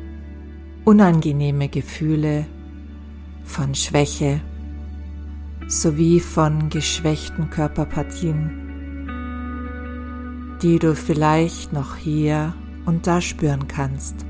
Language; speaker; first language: German; native; German